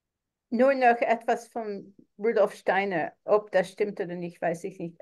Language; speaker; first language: German; non-native, fluent; English